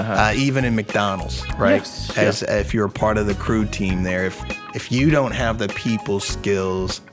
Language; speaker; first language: English; early bilingual, other home language; Indonesian